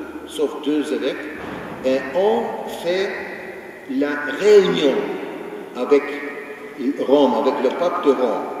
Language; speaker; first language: French; non-native, fluent; Ukrainian